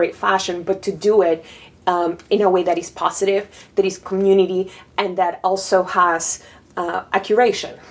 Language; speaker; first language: English; non-native, fluent; Spanish